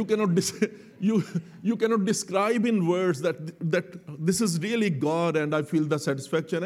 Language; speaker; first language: English; non-native, local second language; Urdu